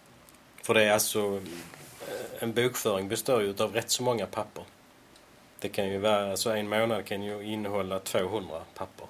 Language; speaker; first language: Swedish; native; Swedish